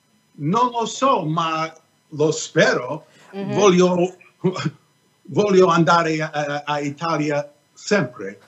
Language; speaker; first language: Italian; non-native, learner; English